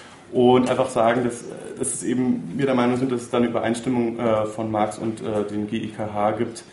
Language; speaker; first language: German; native; German